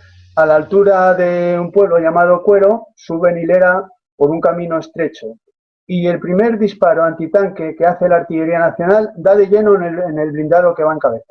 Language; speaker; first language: Spanish; native; Spanish